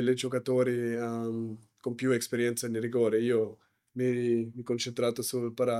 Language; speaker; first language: Italian; non-native, learner; German